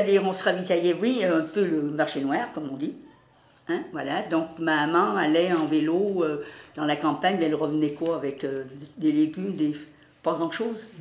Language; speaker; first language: French; native; French